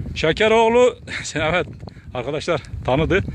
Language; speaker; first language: Turkish; native; Turkish